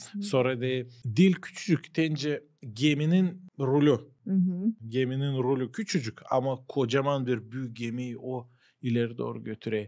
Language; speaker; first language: Turkish; non-native, local second language; Gagauz